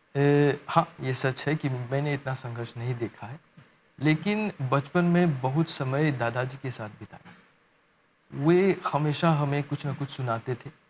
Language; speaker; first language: Hindi; non-native, local second language; Morisyen